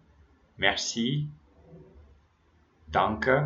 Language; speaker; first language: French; non-native, fluent; English